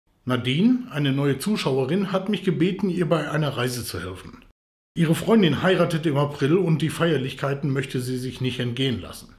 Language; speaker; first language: German; native; German